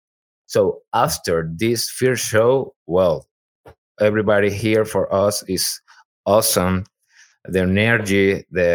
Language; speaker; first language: English; non-native, learner; Spanish